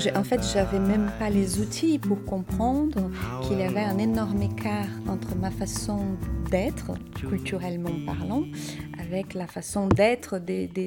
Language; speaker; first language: French; non-native, fluent; Portuguese